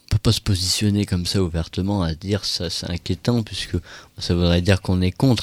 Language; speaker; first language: French; native; French